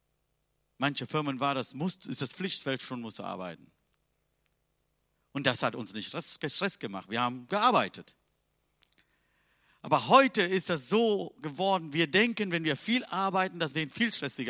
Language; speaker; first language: German; non-native, learner; Tamil